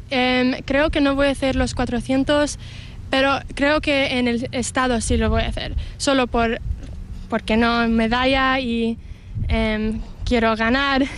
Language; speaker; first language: Spanish; early bilingual, heritage; English